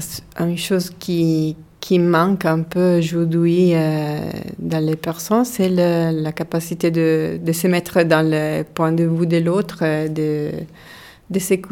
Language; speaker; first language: French; non-native, learner; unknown